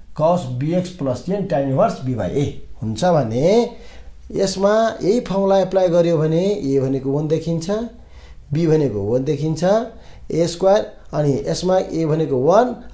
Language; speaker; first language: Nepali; non-native, local second language; Maithili